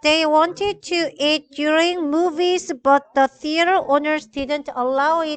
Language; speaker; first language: English; non-native, fluent; Korean